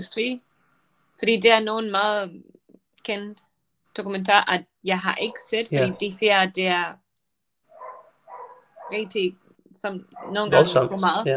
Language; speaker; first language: Danish; non-native, learner; Spanish